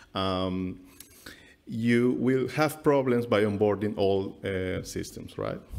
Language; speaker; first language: English; non-native, fluent; Spanish